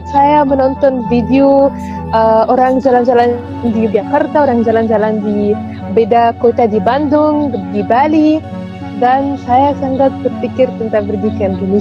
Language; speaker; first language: Indonesian; non-native, fluent; Arabic